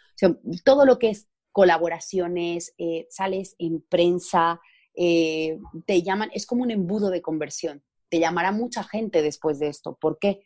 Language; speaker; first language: Spanish; native; Spanish